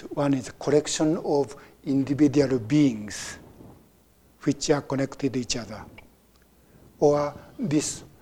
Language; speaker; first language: English; non-native, fluent; Japanese